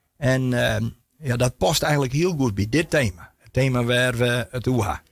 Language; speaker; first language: Dutch; non-native, local second language; Western Frisian